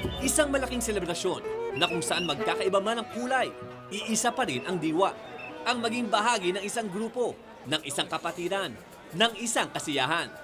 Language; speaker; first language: Filipino; native; Filipino